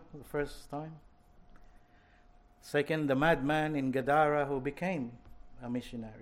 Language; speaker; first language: English; non-native, local second language; Filipino